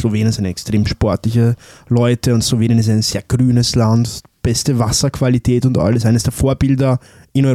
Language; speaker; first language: German; early bilingual, other home language; Italian